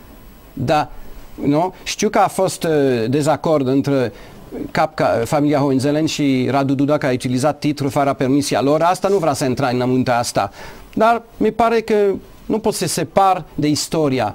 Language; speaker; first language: Romanian; non-native, learner; English